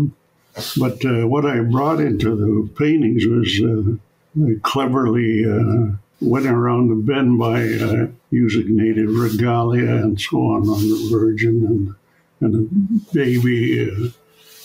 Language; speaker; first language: English; non-native, fluent; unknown